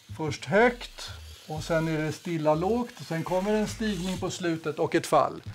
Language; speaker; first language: Swedish; native; Swedish